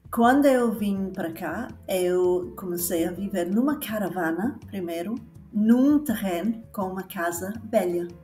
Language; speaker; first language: Portuguese; non-native, fluent; English